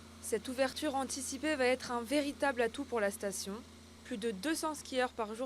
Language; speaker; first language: French; native; French